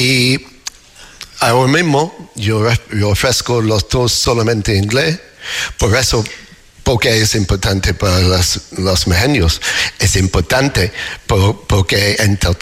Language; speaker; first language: Spanish; non-native, learner; English